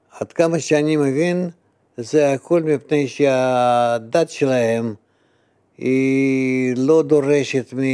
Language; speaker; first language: Hebrew; non-native, fluent; Russian